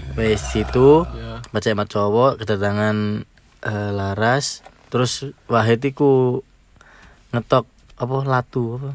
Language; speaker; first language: Indonesian; non-native, local second language; Javanese